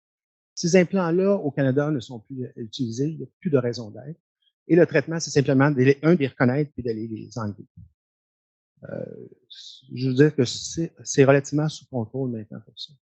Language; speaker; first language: French; native; French